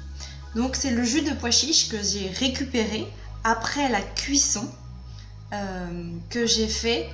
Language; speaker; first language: French; native; French